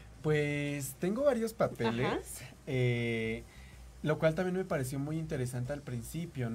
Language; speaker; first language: Spanish; native; Spanish